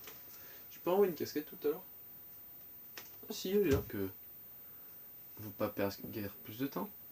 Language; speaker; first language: French; native; French